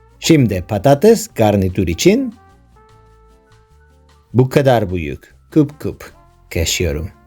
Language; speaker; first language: Turkish; non-native, learner; Spanish